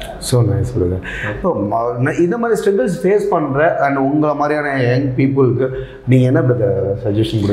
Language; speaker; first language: Tamil; native; Tamil